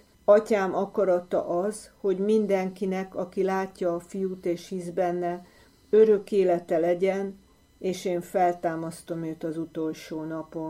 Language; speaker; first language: Hungarian; native; Hungarian